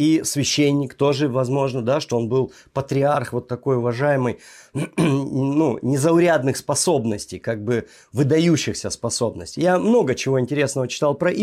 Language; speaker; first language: Russian; native; Russian